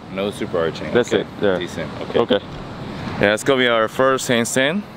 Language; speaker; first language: English; non-native, fluent; Korean